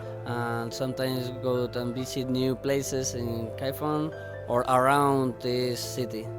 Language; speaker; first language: English; non-native, learner; Spanish